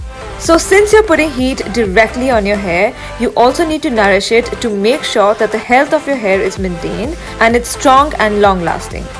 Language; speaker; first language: English; non-native, local second language; Hindi